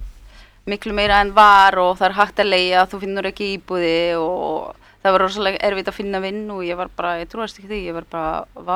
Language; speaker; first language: Icelandic; early bilingual, heritage; Polish